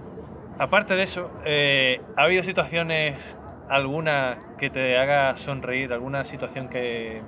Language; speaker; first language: Spanish; native; Spanish